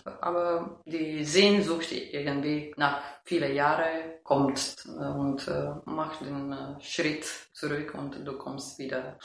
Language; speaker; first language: German; non-native, fluent; Romanian